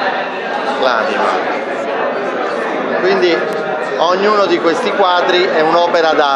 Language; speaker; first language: Italian; native; Italian